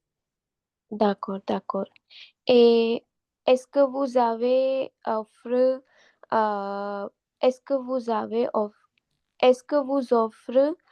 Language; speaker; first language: French; non-native, learner; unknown